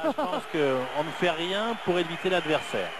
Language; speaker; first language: French; native; French